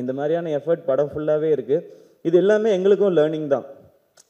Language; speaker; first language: Tamil; native; Tamil